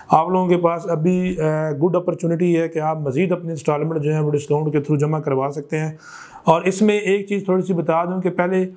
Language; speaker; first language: Urdu; non-native, local second language; Punjabi